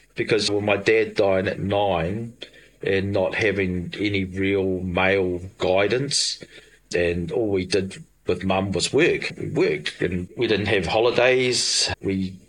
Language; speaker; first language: English; native; English